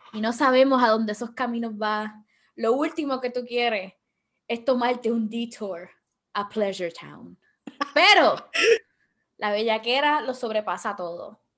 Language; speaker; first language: Spanish; early bilingual, heritage; Spanish